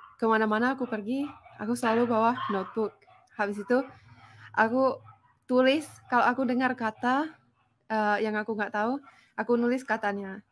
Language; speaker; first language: Indonesian; non-native, fluent; Finnish